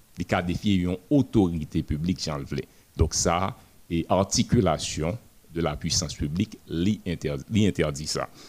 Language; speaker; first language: French; non-native, local second language; Haitian Creole